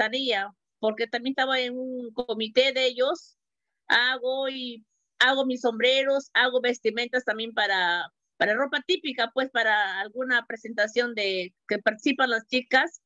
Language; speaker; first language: Spanish; native; Spanish